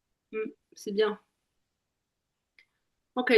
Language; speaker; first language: French; native; French